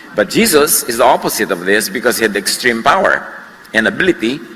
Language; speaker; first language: English; non-native, local second language; Filipino